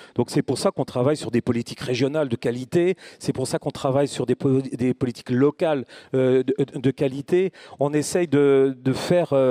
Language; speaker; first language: French; native; French